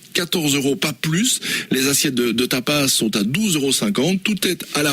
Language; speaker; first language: French; native; French